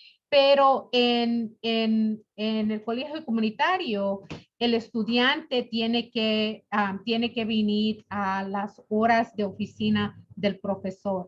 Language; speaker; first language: Spanish; early bilingual, other home language; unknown